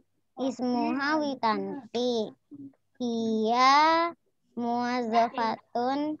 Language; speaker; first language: Arabic; non-native, learner; Indonesian